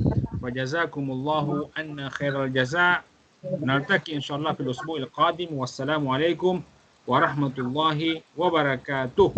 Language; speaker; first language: Arabic; non-native, fluent; Malay